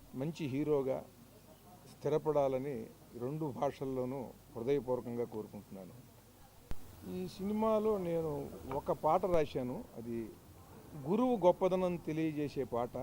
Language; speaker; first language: Telugu; native; Telugu